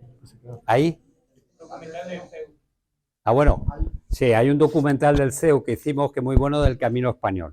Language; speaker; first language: Spanish; native; Spanish